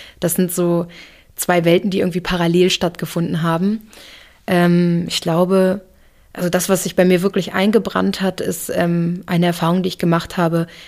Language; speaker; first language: German; early bilingual, other home language; English